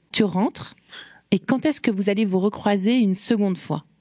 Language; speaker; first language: French; native; French